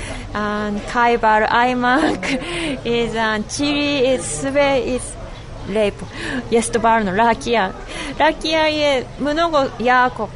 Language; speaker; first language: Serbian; non-native, learner; Japanese